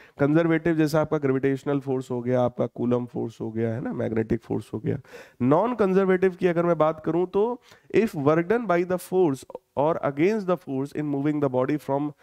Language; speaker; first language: Hindi; native; Hindi